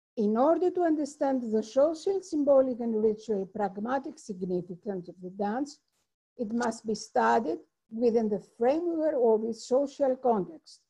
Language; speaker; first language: English; non-native, fluent; Greek